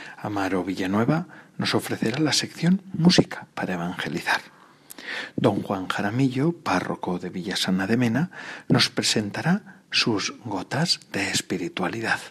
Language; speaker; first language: Spanish; native; Spanish